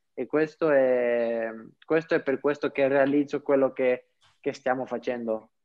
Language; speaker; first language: Italian; non-native, fluent; French